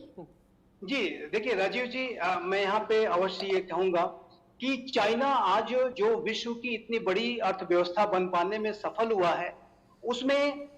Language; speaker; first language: Hindi; native; Hindi